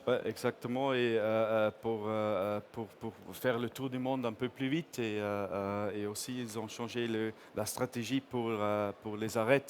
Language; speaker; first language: French; non-native, fluent; English